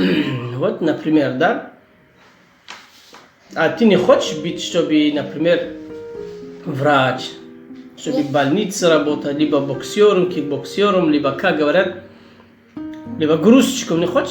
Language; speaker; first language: Russian; non-native, local second language; Tajik